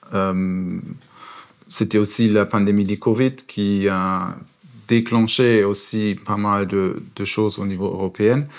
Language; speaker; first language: French; non-native, fluent; German